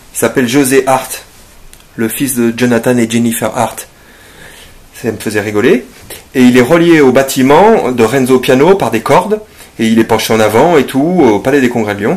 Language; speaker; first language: French; native; French